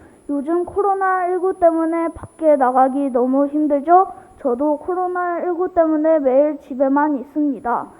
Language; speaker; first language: Korean; early bilingual, other home language; Chinese